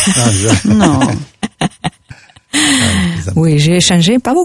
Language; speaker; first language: French; non-native, learner; Spanish